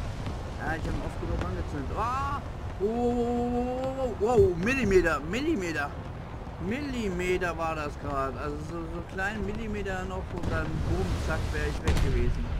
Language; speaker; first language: German; native; German